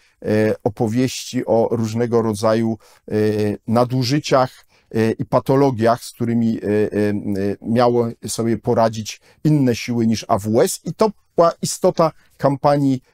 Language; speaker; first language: Polish; native; Polish